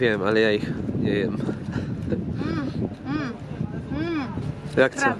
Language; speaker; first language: Polish; native; Polish